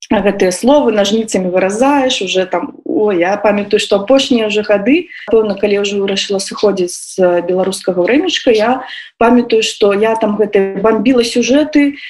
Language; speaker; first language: Belarusian; native; Belarusian